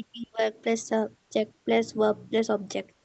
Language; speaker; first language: English; non-native, learner; Hindi